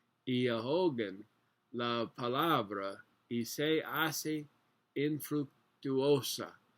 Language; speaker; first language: Spanish; non-native, learner; English